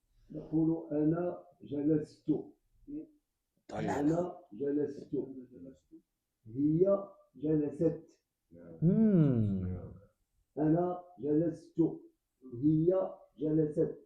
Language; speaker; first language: Arabic; non-native, learner; English